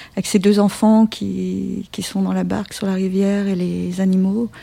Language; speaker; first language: French; native; French